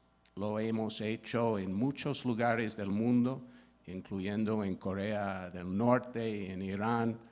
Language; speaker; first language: Spanish; non-native, fluent; English